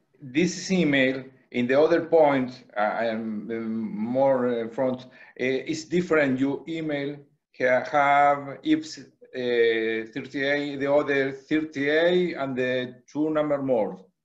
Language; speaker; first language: English; non-native, learner; Spanish